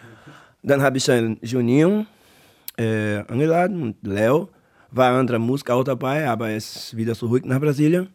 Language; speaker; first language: German; non-native, learner; Portuguese